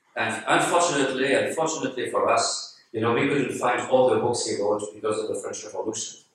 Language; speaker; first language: English; non-native, fluent; French